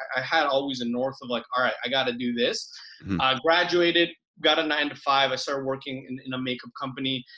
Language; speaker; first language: English; early bilingual, other home language; Spanish